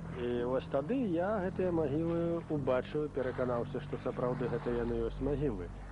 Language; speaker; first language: Belarusian; native; Belarusian